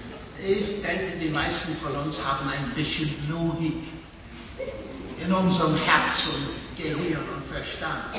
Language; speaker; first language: German; non-native, fluent; English